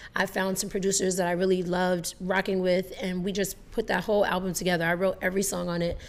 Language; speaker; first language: English; native; English